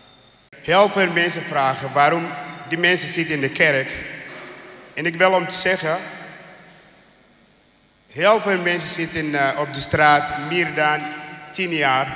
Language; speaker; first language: Dutch; non-native, learner; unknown